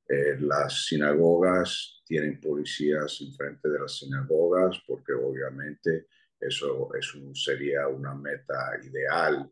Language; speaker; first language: Spanish; early bilingual, heritage; Spanish